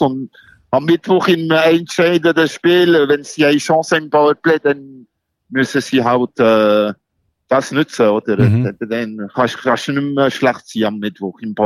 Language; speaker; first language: German; non-native, local second language; French